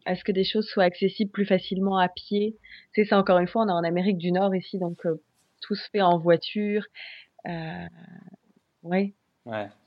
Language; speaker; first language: French; native; French